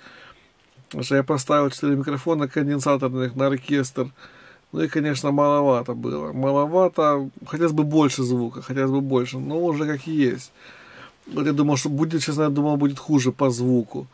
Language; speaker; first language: Russian; native; Russian